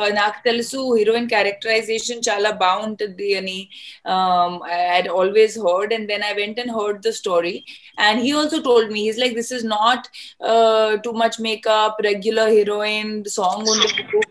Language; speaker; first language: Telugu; non-native, fluent; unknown